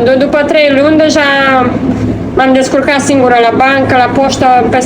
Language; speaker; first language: Romanian; non-native, fluent; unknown